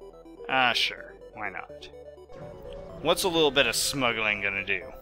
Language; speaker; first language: English; native; English